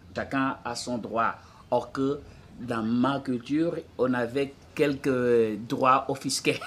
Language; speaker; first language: French; non-native, fluent; Portuguese